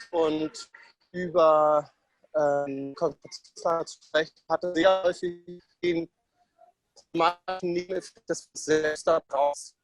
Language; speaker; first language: German; non-native, fluent; Danish